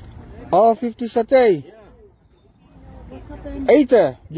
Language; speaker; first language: Dutch; non-native, learner; Filipino